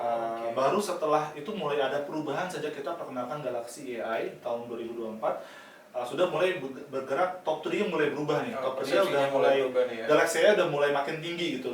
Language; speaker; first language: Indonesian; native; Indonesian